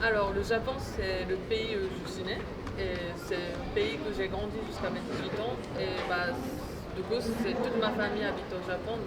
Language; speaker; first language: French; non-native, fluent; Japanese